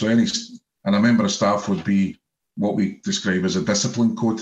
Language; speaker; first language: English; native; English